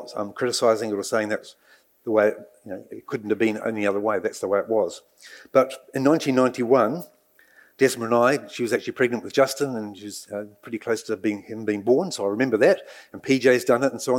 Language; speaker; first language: English; native; English